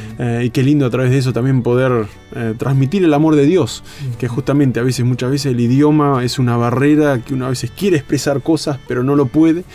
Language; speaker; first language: Spanish; native; Spanish